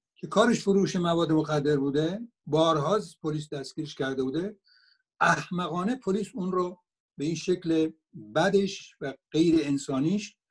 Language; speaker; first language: Persian; native; Persian